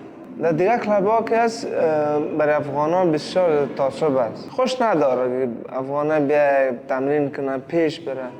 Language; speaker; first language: Persian; non-native, learner; Pashto